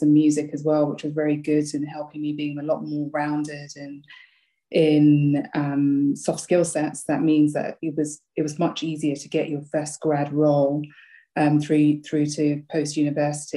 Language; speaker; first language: English; native; English